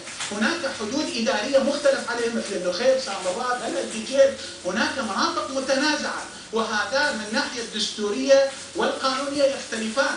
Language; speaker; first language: Arabic; non-native, local second language; Turkmen